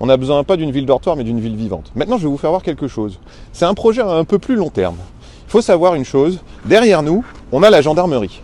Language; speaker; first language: French; native; French